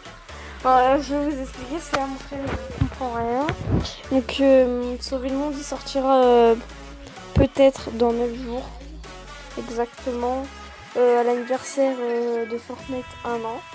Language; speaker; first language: French; native; French